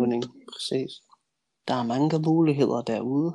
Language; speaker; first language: Danish; non-native, fluent; English